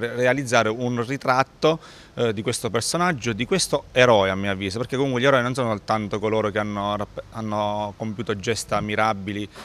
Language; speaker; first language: Italian; native; Italian